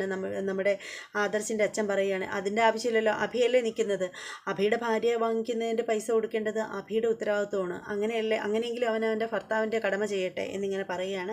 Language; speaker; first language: Malayalam; native; Malayalam